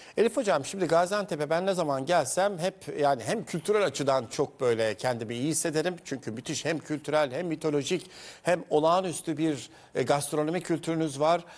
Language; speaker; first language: Turkish; native; Turkish